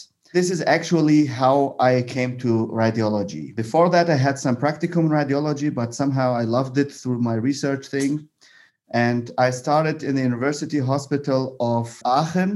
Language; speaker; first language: English; non-native, fluent; Arabic